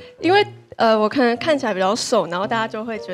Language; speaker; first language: Chinese; native; Chinese